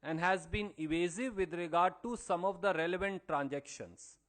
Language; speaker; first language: English; non-native, local second language; Hindi